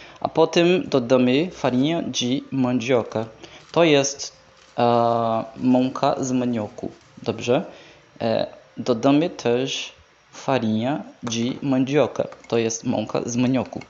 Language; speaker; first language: Polish; non-native, learner; Portuguese